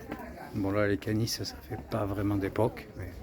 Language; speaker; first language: French; native; French